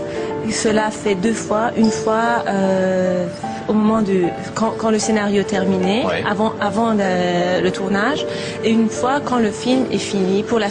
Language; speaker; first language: French; non-native, fluent; Persian